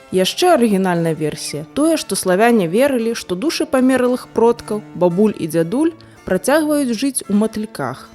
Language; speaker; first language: Belarusian; native; Belarusian